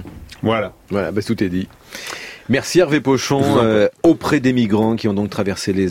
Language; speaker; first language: French; native; French